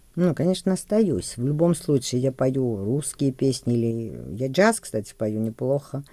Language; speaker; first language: Russian; non-native, local second language; Georgian